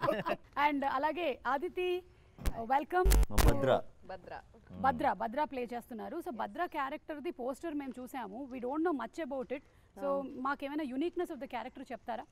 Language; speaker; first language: Telugu; native; Telugu